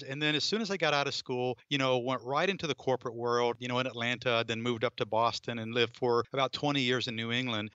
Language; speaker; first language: English; native; English